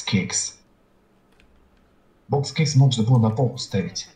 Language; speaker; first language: Russian; native; Russian